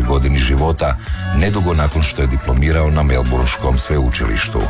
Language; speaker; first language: Serbian; native; Serbian